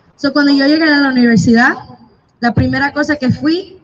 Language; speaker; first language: Spanish; early bilingual, heritage; Spanish